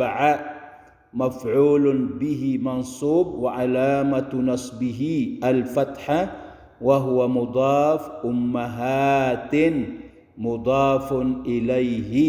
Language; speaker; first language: Arabic; non-native, fluent; Filipino